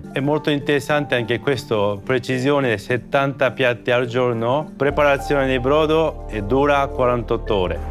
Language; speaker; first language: Italian; non-native, learner; Japanese